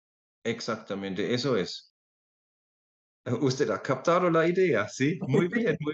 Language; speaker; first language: Spanish; non-native, fluent; German